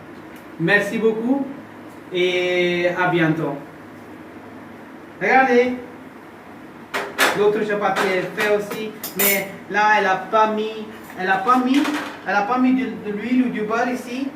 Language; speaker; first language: French; non-native, fluent; Hindi